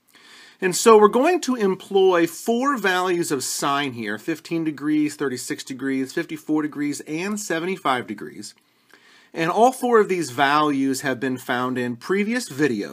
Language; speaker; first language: English; native; English